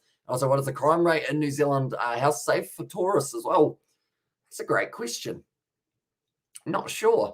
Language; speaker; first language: English; native; English